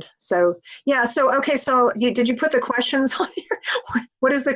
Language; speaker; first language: English; native; English